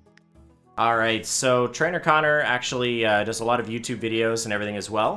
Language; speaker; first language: English; native; English